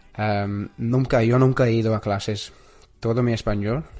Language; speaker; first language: Spanish; non-native, learner; English